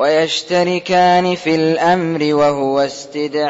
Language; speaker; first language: Arabic; native; Arabic